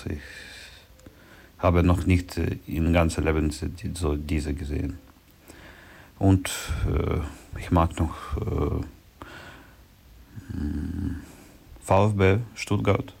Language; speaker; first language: German; non-native, learner; Ukrainian